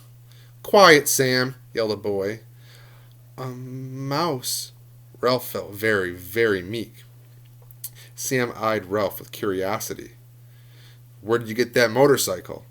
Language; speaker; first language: English; native; English